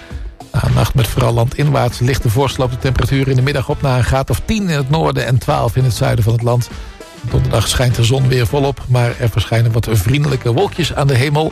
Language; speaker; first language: Dutch; native; Dutch